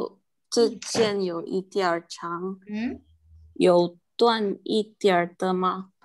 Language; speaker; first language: Chinese; non-native, learner; Indonesian